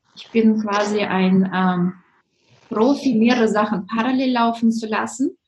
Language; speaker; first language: German; non-native, fluent; Russian